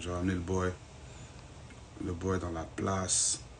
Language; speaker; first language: French; native; French